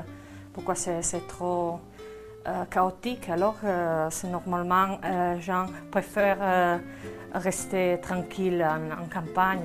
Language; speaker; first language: French; non-native, learner; Slovak